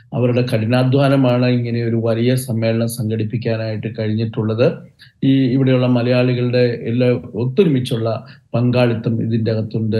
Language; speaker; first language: Malayalam; native; Malayalam